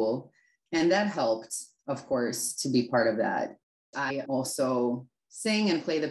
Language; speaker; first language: English; non-native, fluent; Russian